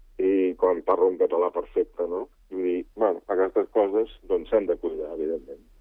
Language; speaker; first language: Catalan; native; Catalan